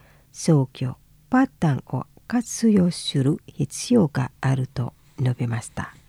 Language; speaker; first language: Japanese; non-native, fluent; Indonesian